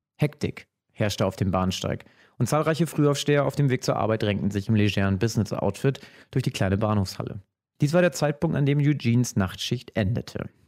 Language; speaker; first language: German; native; German